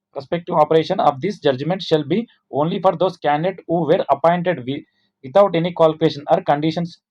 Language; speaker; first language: English; non-native, local second language; Telugu